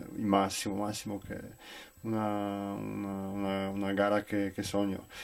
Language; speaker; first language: Italian; non-native, fluent; Polish